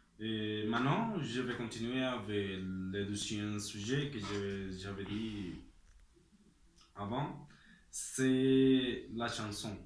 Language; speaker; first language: French; non-native, learner; Spanish